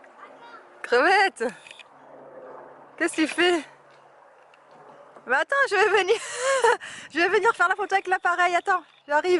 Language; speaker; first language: French; native; French